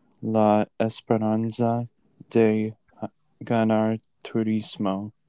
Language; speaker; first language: Spanish; non-native, learner; English